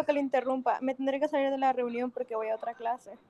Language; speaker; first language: Spanish; native; Spanish